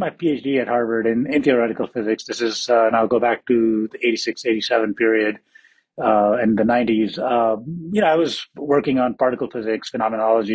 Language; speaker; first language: English; non-native, local second language; Hindi